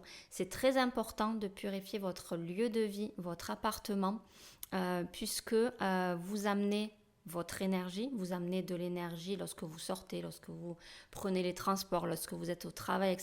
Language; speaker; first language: French; native; French